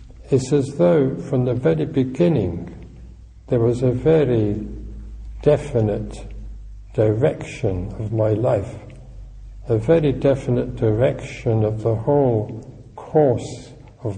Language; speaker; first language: English; native; English